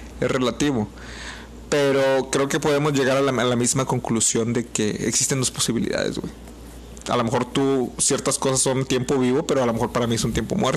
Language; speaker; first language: Spanish; native; Spanish